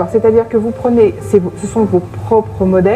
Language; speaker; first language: French; native; French